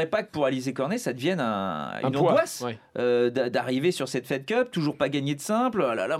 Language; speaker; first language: French; native; French